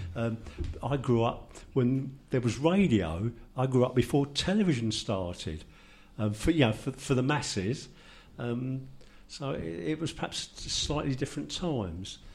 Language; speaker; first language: English; native; English